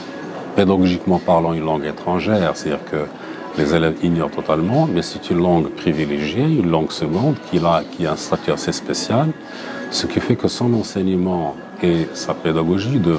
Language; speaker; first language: French; non-native, local second language; Arabic